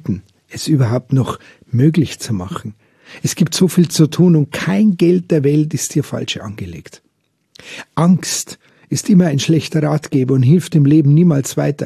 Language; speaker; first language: German; native; German